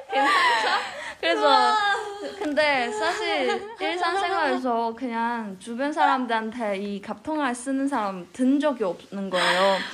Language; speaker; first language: Korean; non-native, fluent; Cantonese